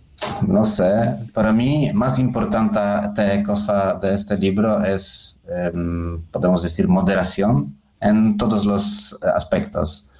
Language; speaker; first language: Spanish; non-native, fluent; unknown